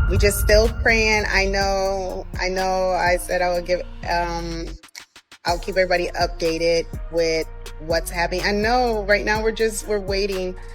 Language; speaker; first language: English; native; English